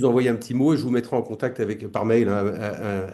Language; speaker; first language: French; native; French